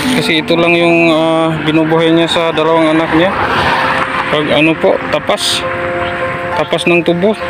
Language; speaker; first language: Filipino; non-native, local second language; Hiligaynon